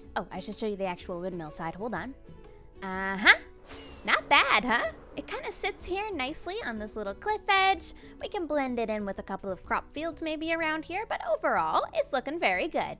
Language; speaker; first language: English; native; English